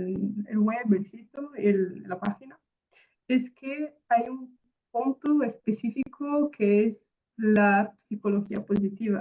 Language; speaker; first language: Spanish; non-native, fluent; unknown